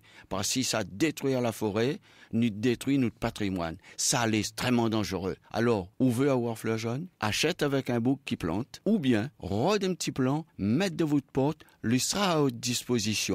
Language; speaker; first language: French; non-native, local second language; Réunion Creole French